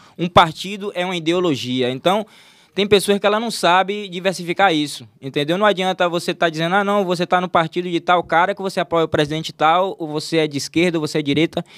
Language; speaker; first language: Portuguese; native; Portuguese